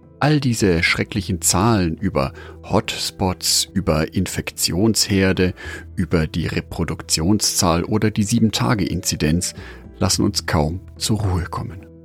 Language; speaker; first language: German; native; German